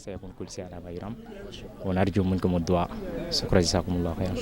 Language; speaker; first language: Arabic; non-native, fluent; Wolof